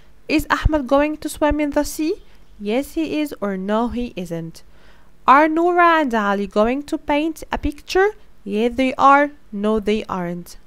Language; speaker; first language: English; non-native, fluent; Arabic